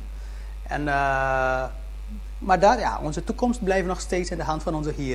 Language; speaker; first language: Dutch; early bilingual, heritage; Dutch